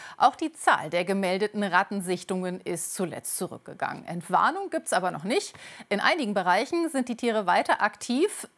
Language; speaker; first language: German; native; German